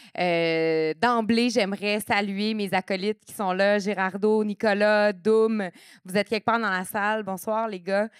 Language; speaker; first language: French; native; French